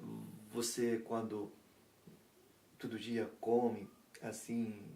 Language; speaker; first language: Portuguese; non-native, learner; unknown